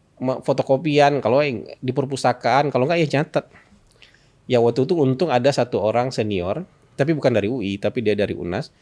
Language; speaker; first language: Indonesian; non-native, local second language; Minangkabau